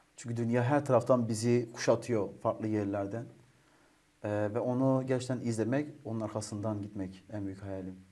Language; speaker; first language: Turkish; native; Turkish